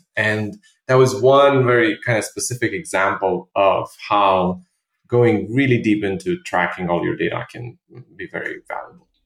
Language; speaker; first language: English; non-native, fluent; Romanian